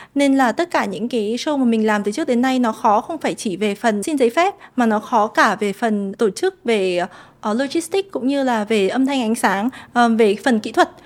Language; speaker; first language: Vietnamese; early bilingual, heritage; Vietnamese